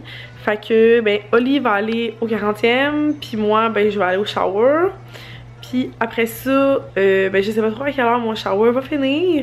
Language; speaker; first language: French; native; French